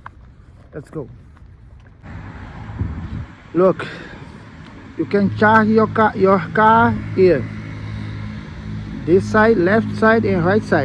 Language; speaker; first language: English; non-native, learner; Portuguese